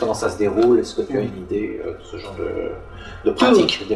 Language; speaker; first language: French; native; French